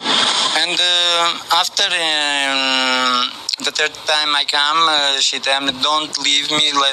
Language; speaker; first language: English; non-native, learner; Portuguese